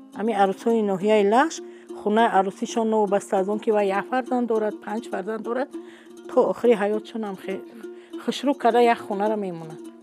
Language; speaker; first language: Tajik; native; Tajik